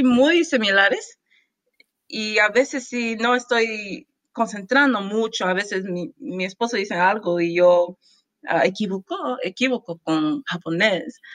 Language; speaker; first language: Spanish; non-native, learner; English